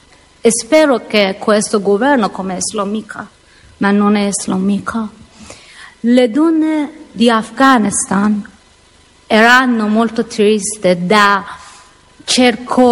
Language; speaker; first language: Italian; non-native, learner; Persian